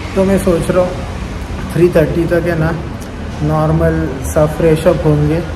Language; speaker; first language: Hindi; non-native, local second language; Marathi